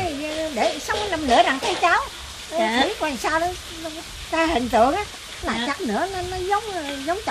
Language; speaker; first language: Vietnamese; native; Vietnamese